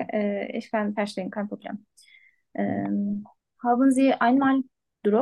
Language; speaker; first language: German; non-native, learner; Turkish